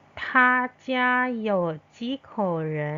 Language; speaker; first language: Chinese; non-native, fluent; Indonesian